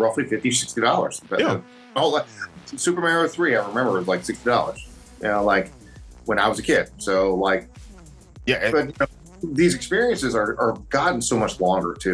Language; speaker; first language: English; native; English